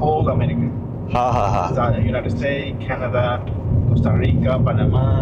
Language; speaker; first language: English; non-native, learner; Spanish